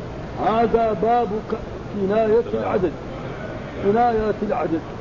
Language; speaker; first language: Arabic; native; Arabic